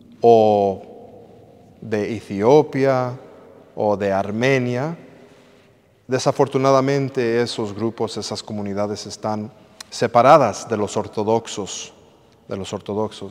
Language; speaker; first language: Spanish; early bilingual, heritage; English